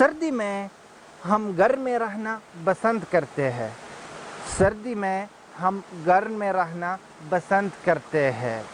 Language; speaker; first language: Hindi; non-native, learner; Arabic